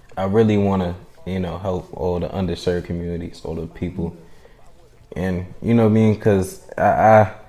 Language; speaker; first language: English; native; English